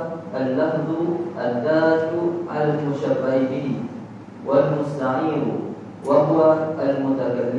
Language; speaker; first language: Arabic; non-native, learner; Malay